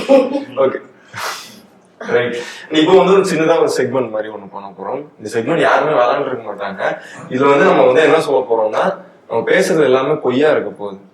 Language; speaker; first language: Tamil; native; Tamil